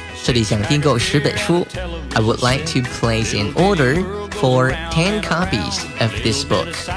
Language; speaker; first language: English; non-native, fluent; Chinese